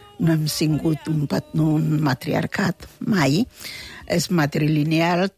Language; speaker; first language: Catalan; non-native, fluent; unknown